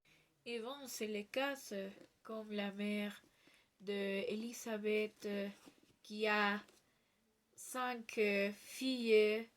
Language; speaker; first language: French; non-native, learner; Spanish